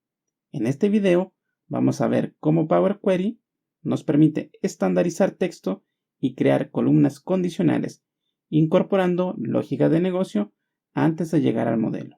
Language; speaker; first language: Spanish; native; Spanish